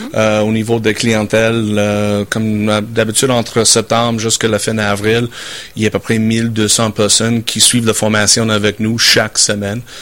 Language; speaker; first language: French; non-native, fluent; English